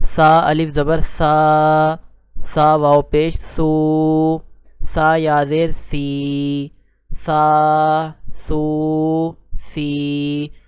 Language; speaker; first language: Urdu; native; Urdu